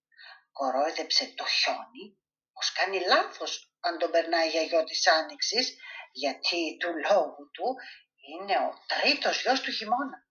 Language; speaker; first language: Greek; native; Greek